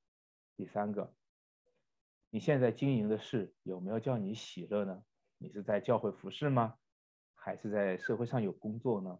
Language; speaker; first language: Chinese; native; Chinese